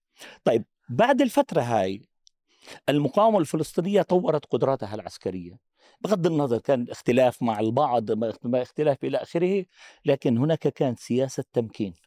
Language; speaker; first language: Arabic; native; Arabic